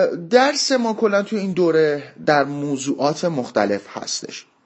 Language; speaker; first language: Persian; native; Persian